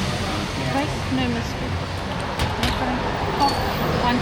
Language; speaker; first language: English; non-native, fluent; French